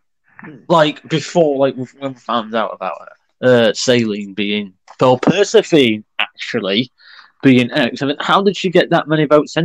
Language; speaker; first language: English; native; English